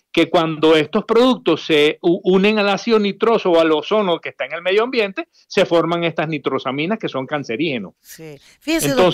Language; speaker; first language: Spanish; native; Spanish